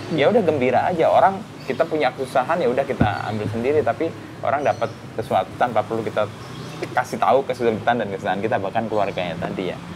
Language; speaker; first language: Indonesian; native; Indonesian